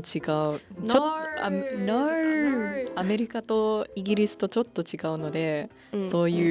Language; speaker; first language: Japanese; non-native, fluent; English